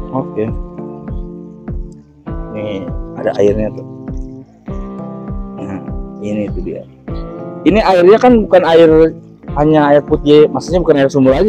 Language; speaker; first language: Indonesian; native; Indonesian